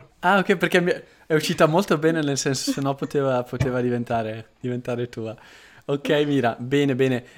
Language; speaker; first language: Italian; native; Italian